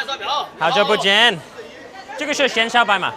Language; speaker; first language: Chinese; non-native, learner; English